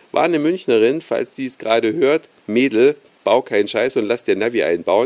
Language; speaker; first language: German; native; German